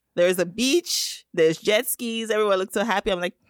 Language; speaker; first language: English; non-native, local second language; Yoruba